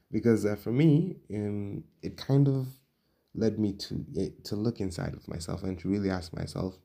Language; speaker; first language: English; non-native, local second language; Swahili